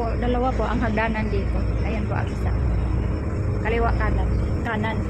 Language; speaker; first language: Filipino; non-native, local second language; Cebuano